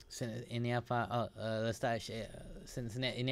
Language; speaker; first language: French; non-native, learner; English